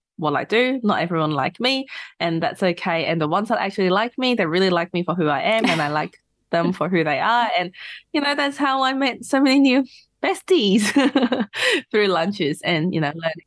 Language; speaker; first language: English; non-native, local second language; Cantonese